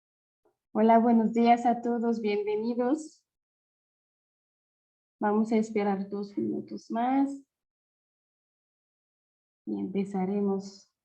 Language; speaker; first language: Spanish; non-native, fluent; French